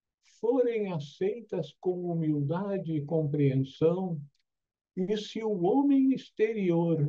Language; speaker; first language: Portuguese; native; Portuguese